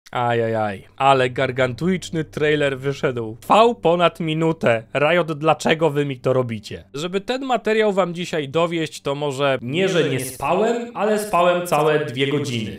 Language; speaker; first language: Polish; native; Polish